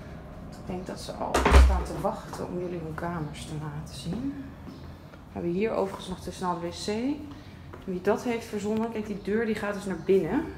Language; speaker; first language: Dutch; native; Dutch